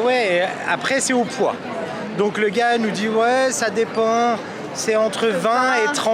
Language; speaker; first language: French; native; French